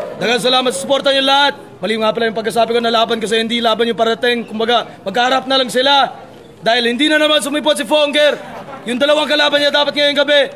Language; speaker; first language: Filipino; non-native, local second language; Cebuano